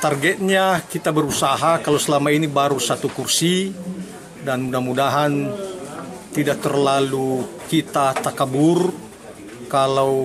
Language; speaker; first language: Indonesian; native; Indonesian